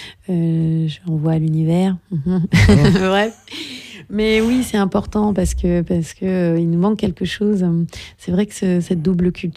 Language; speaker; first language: French; native; French